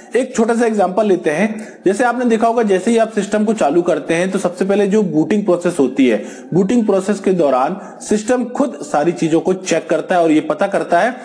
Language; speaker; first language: Hindi; non-native, local second language; Punjabi